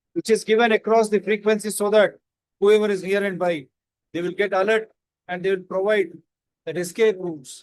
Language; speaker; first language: English; non-native, local second language; Telugu